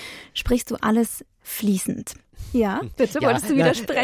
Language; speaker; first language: German; native; German